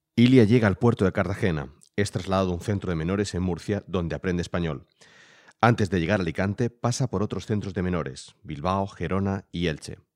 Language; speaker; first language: Spanish; native; Spanish